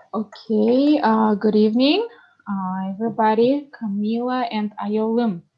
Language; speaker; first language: English; non-native, fluent; Russian